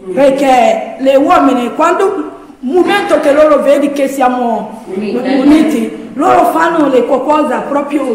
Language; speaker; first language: Italian; non-native, learner; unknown